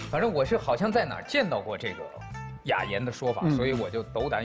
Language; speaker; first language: Chinese; native; Chinese